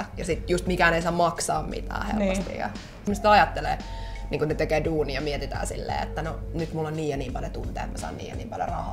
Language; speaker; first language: Finnish; native; Finnish